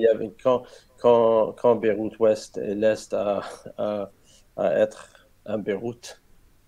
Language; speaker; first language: French; non-native, learner; Arabic